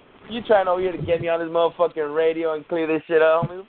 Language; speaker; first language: English; early bilingual, other home language; Spanish